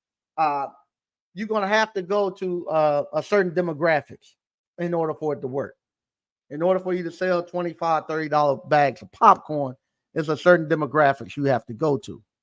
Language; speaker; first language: English; native; English